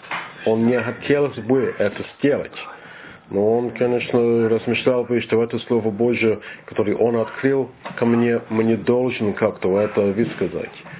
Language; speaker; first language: Russian; non-native, learner; English